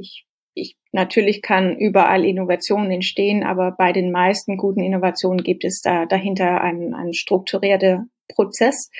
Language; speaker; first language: German; non-native, fluent; Danish